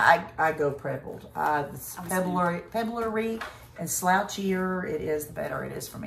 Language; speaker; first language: English; native; English